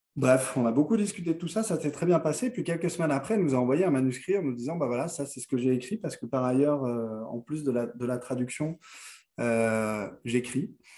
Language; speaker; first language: French; native; French